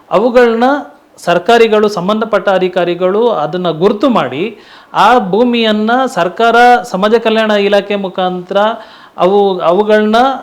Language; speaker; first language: Kannada; non-native, local second language; Tulu